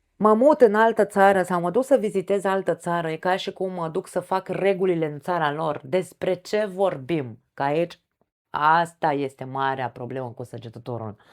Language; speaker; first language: Romanian; native; Romanian